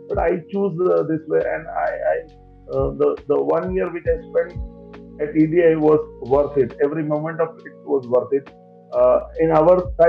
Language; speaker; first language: English; non-native, local second language; Gujarati